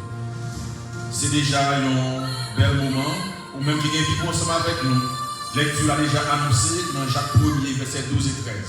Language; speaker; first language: French; non-native, local second language; Haitian Creole